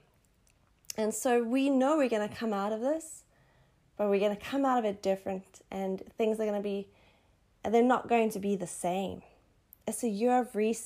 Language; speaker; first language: English; native; English